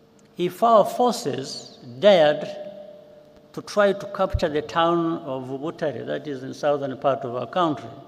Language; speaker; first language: English; non-native, local second language; Kinyarwanda